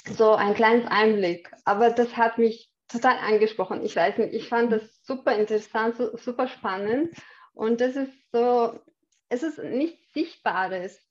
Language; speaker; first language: German; non-native, fluent; Chechen